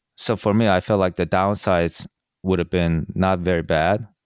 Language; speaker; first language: English; early bilingual, other home language; Korean